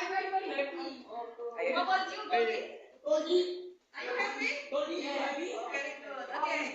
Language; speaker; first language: English; non-native, learner; Indonesian